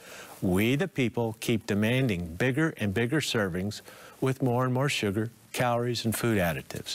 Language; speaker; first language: English; native; English